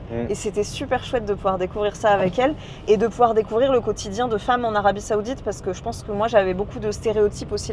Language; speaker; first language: French; native; French